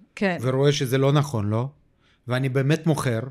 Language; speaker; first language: Hebrew; non-native, fluent; Ukrainian